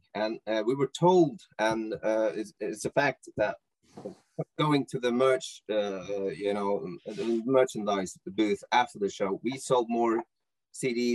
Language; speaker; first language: English; non-native, fluent; Norwegian